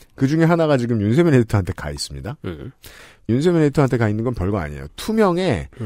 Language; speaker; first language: Korean; native; Korean